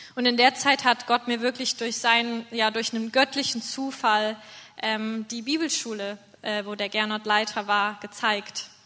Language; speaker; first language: German; native; German